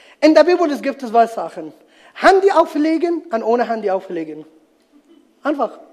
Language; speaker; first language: German; non-native, learner; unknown